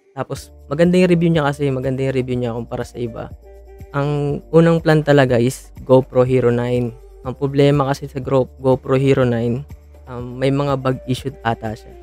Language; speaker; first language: Filipino; native; Filipino